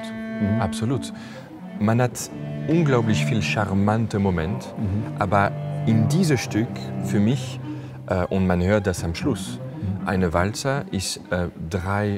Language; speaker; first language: German; non-native, fluent; French